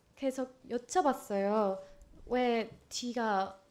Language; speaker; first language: Korean; non-native, fluent; Vietnamese